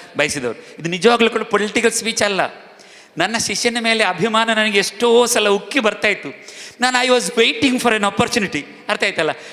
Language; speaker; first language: Kannada; non-native, local second language; Tulu